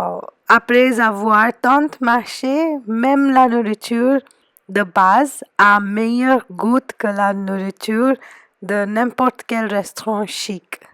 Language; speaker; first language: French; non-native, fluent; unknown